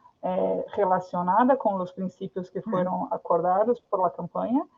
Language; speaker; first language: Spanish; non-native, fluent; Portuguese